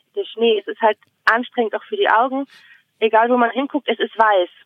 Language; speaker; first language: German; native; German